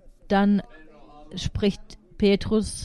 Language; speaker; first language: German; non-native, fluent; Finnish